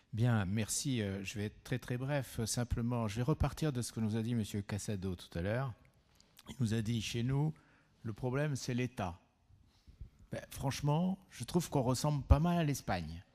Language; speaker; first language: French; native; French